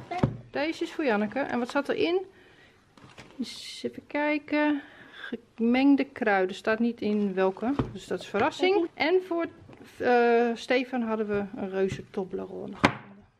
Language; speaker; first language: Dutch; native; Dutch